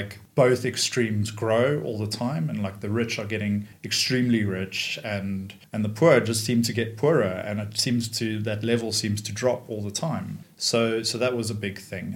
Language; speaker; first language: English; native; English